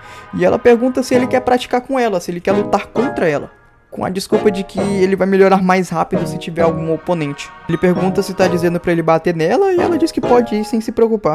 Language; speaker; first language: Portuguese; native; Portuguese